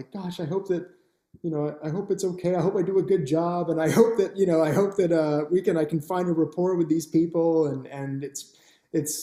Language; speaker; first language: English; native; English